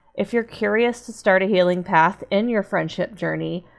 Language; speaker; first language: English; native; English